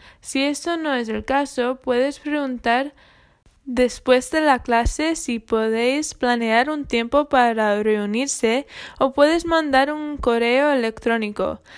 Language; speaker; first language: Spanish; non-native, fluent; English